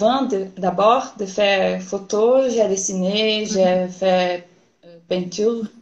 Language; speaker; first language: French; non-native, learner; Portuguese